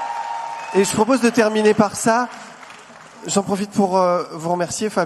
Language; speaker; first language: French; native; French